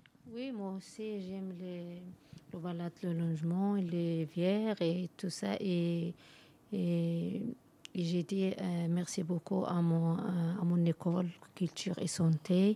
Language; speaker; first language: French; non-native, learner; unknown